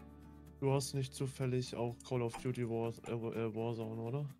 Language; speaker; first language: German; native; German